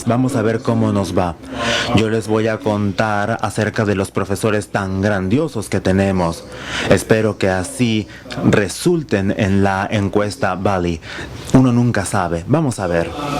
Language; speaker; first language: Spanish; non-native, fluent; Finnish